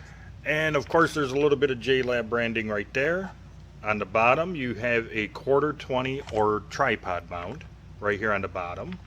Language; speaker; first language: English; native; English